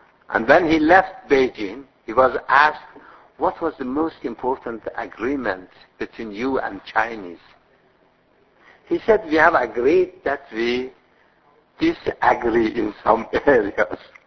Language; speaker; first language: English; non-native, fluent; Persian